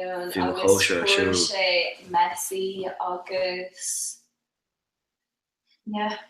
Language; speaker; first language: Irish; non-native, local second language; English